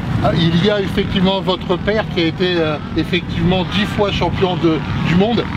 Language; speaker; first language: French; native; French